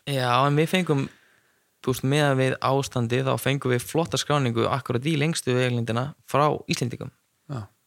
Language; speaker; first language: Icelandic; native; Icelandic